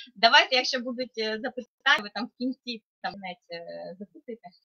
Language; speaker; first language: Ukrainian; non-native, local second language; Russian